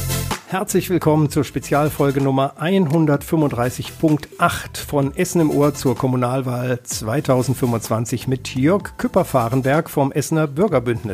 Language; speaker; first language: German; native; German